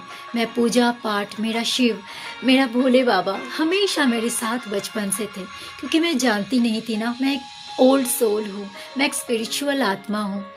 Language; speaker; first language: Hindi; non-native, local second language; Bangla